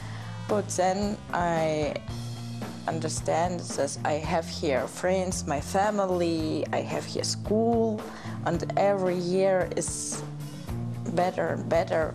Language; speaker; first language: English; non-native, learner; German